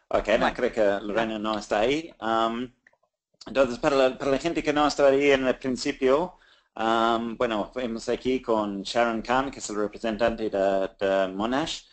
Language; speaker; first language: Spanish; non-native, fluent; English